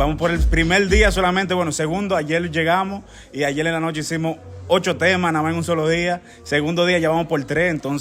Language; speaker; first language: Spanish; native; Spanish